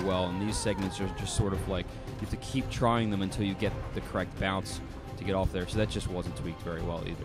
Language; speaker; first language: English; native; English